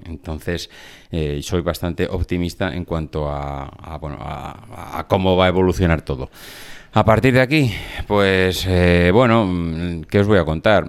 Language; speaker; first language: Spanish; native; Spanish